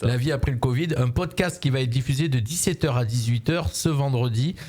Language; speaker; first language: French; native; French